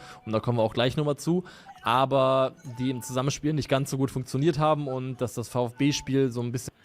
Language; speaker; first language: German; native; German